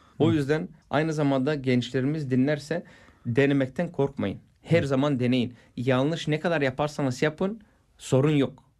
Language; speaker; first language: Turkish; non-native, fluent; Bulgarian